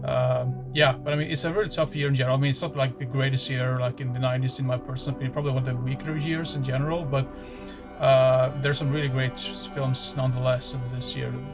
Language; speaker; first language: English; non-native, fluent; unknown